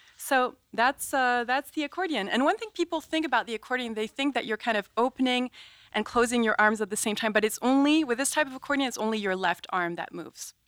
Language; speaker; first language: English; non-native, fluent; French